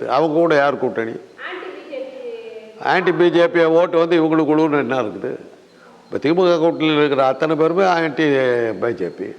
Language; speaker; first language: Tamil; native; Tamil